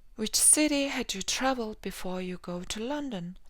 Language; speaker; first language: English; non-native, learner; Mongolian